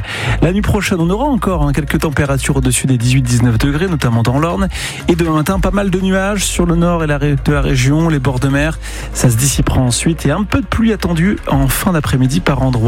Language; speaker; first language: French; native; French